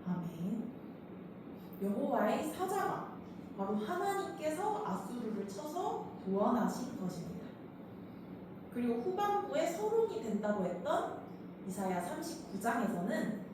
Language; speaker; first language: Korean; native; Korean